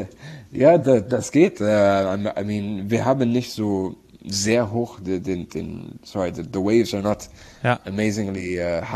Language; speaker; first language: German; non-native, learner; Arabic